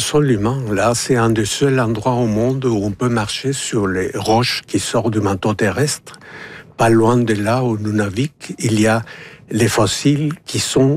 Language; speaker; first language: French; non-native, fluent; Spanish